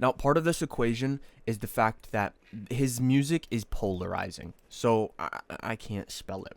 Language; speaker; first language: English; native; English